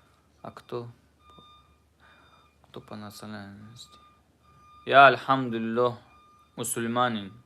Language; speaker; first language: Russian; non-native, fluent; Tajik